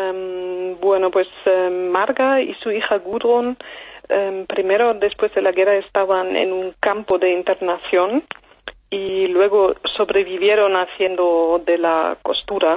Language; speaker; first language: Spanish; non-native, fluent; German